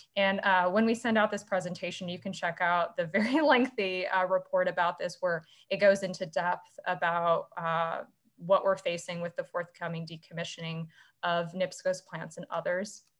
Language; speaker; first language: English; native; English